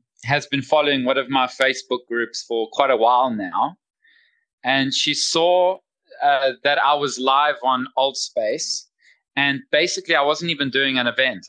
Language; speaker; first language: English; native; English